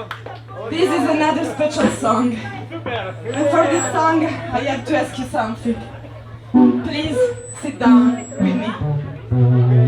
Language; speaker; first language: English; non-native, fluent; Italian